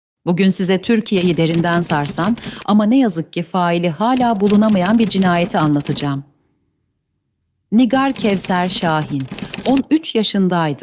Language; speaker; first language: Turkish; native; Turkish